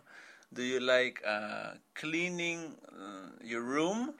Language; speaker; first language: English; non-native, fluent; Spanish